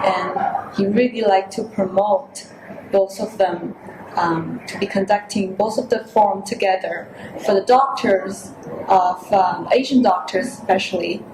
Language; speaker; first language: English; non-native, fluent; Chinese